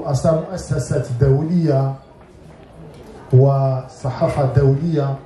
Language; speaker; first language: Arabic; native; Arabic